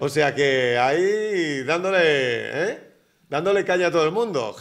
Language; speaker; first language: Spanish; native; Spanish